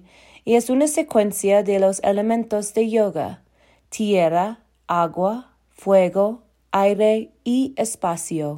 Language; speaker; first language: Spanish; non-native, learner; English